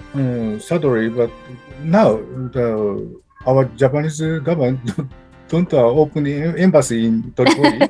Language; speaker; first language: English; non-native, learner; Japanese